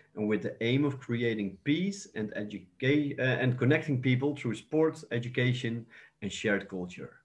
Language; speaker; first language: English; non-native, fluent; Dutch